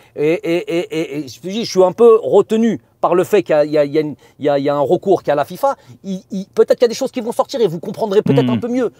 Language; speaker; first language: French; native; French